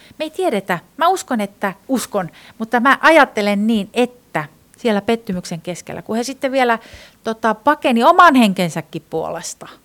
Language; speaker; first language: Finnish; non-native, fluent; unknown